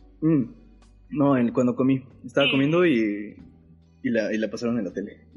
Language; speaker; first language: Spanish; native; Spanish